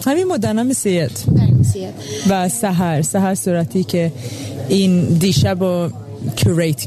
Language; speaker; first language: Persian; early bilingual, heritage; Persian